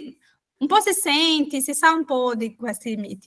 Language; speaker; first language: Italian; non-native, fluent; Portuguese